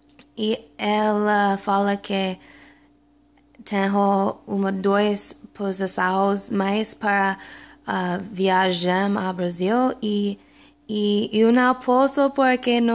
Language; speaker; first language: Portuguese; non-native, learner; English